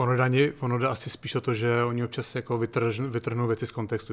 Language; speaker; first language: Czech; native; Czech